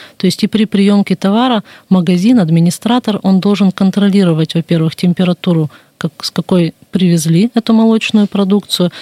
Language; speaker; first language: Russian; native; Russian